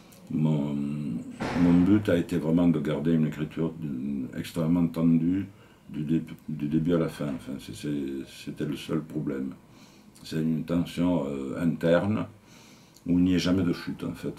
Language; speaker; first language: French; native; French